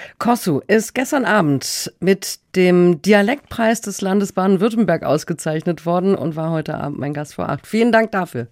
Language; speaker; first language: German; native; German